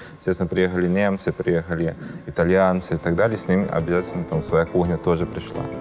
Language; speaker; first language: Russian; non-native, fluent; Portuguese